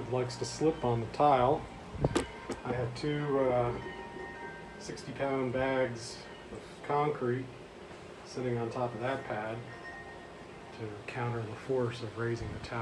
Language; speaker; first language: English; native; English